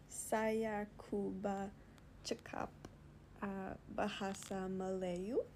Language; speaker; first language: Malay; non-native, learner; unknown